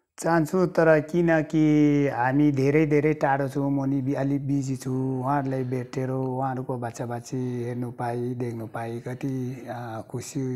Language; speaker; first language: Nepali; non-native, local second language; Sherpa